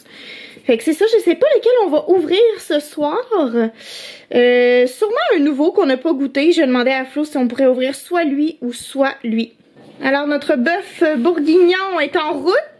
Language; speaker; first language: French; native; French